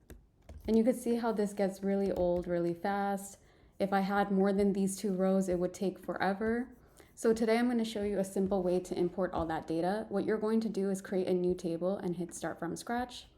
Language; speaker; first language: English; native; English